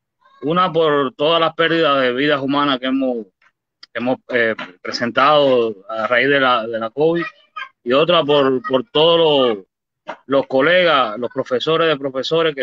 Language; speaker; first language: Spanish; native; Spanish